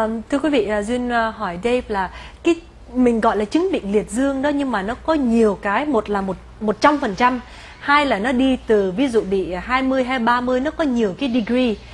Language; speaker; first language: Vietnamese; native; Vietnamese